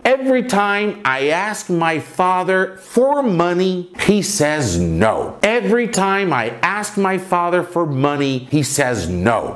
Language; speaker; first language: English; non-native, fluent; Portuguese